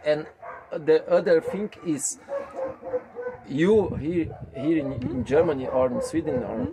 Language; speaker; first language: English; non-native, learner; Portuguese